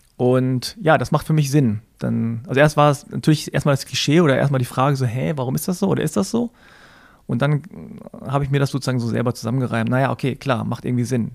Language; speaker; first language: German; native; German